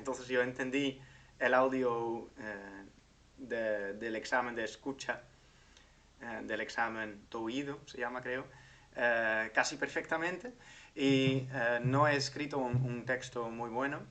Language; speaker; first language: Spanish; non-native, fluent; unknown